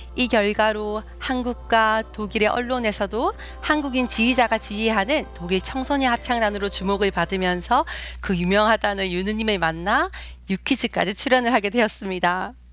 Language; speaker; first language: Korean; native; Korean